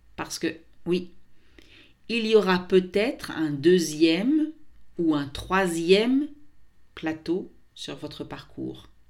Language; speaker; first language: French; native; French